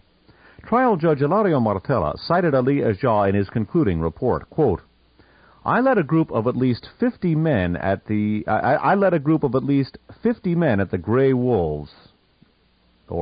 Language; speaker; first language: English; native; English